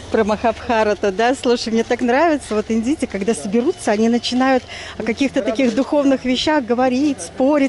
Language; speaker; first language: Russian; native; Russian